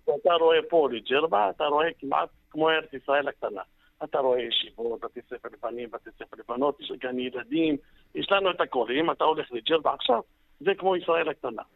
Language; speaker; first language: Hebrew; non-native, fluent; Arabic